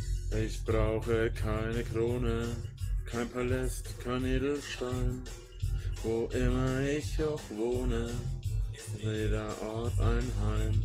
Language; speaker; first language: German; native; German